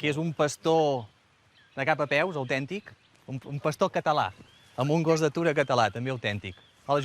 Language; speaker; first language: Catalan; native; Catalan